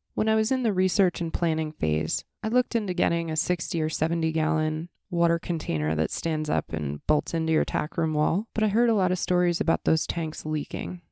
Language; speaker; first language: English; native; English